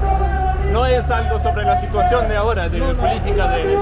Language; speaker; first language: Spanish; non-native, learner; Danish